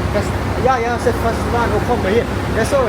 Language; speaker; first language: Norwegian; non-native, learner; Lao